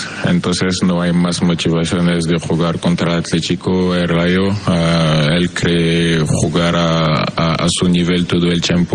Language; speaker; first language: Spanish; non-native, fluent; French